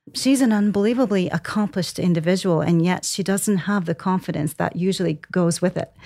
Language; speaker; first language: English; non-native, fluent; Japanese